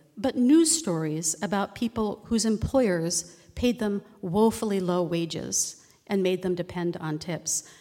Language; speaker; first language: English; native; English